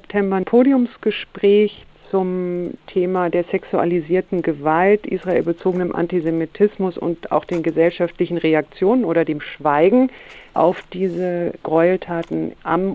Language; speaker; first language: German; native; German